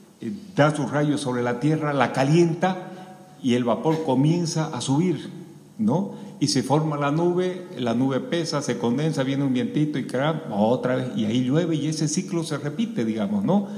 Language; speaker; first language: Spanish; native; Spanish